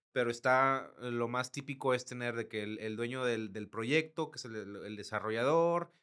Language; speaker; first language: Spanish; native; Spanish